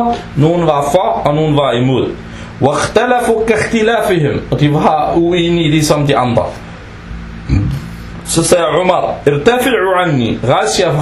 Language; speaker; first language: Danish; non-native, fluent; Arabic